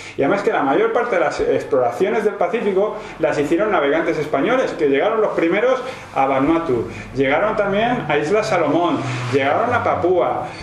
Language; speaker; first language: Spanish; native; Spanish